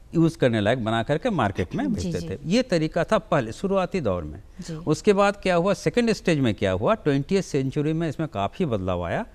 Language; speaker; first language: Hindi; native; Hindi